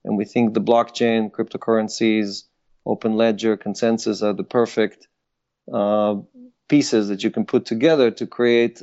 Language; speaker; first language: English; non-native, fluent; Hebrew